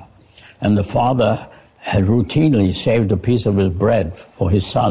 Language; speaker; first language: English; early bilingual, other home language; Yiddish